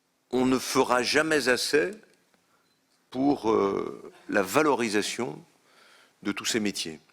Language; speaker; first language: French; native; French